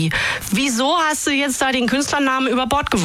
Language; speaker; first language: German; native; German